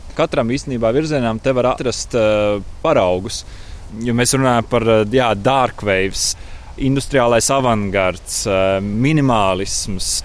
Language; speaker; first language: Latvian; native; Latvian